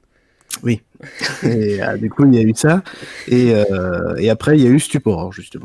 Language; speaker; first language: French; native; French